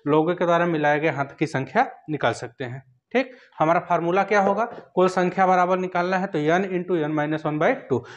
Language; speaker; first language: Hindi; native; Hindi